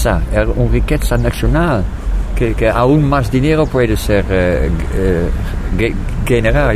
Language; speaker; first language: Spanish; non-native, fluent; Dutch